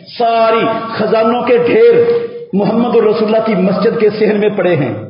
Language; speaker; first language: Urdu; native; Urdu